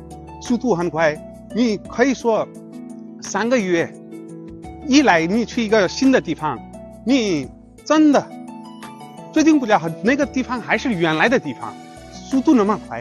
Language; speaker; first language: Chinese; non-native, fluent; Nepali